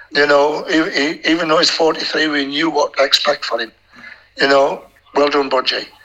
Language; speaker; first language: English; native; English